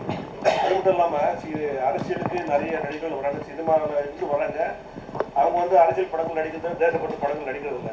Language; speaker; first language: Tamil; native; Tamil